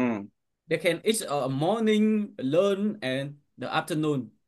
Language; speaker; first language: English; non-native, learner; Vietnamese